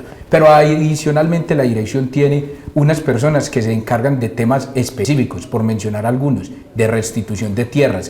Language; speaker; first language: Spanish; native; Spanish